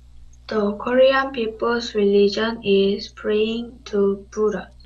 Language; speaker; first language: English; non-native, learner; Korean